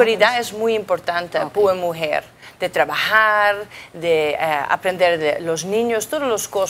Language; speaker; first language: Spanish; non-native, learner; Dutch